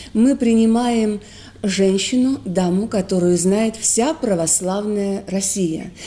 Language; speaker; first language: Russian; native; Russian